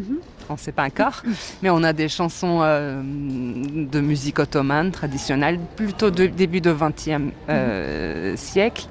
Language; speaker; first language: French; non-native, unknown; Turkish